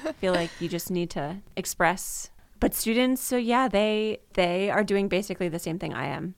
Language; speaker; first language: English; native; English